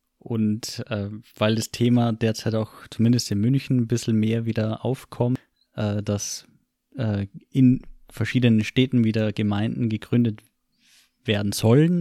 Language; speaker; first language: German; native; German